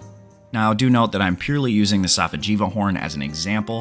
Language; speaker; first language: English; native; English